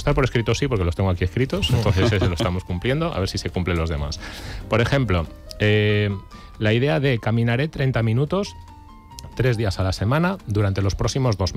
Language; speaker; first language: Spanish; native; Spanish